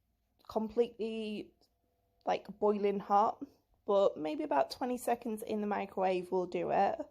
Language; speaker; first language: English; native; English